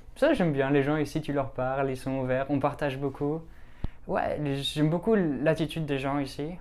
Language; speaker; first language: French; native; French